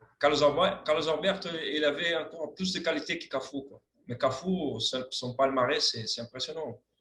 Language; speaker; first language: French; non-native, fluent; Portuguese